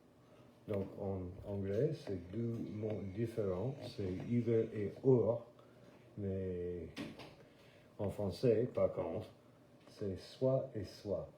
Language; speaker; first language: French; non-native, fluent; English